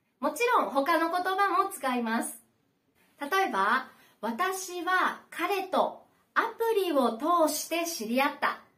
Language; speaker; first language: Japanese; native; Japanese